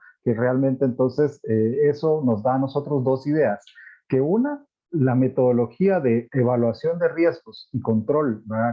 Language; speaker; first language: Spanish; native; Spanish